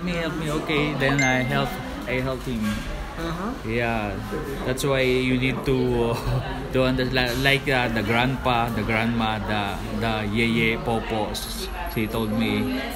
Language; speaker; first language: English; non-native, local second language; Filipino